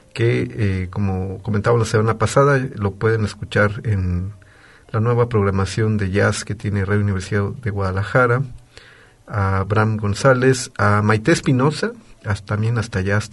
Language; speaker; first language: Spanish; native; Spanish